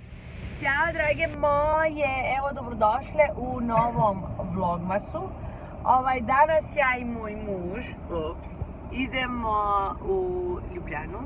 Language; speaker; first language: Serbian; early bilingual, heritage; Serbian